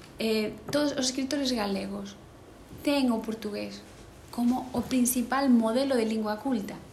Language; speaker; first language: Galician; native; Galician